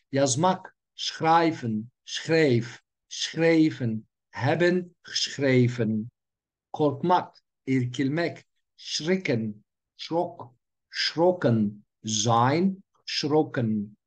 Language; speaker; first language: Dutch; non-native, learner; Turkish